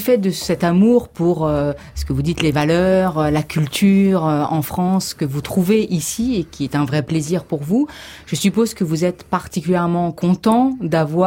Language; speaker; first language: French; native; French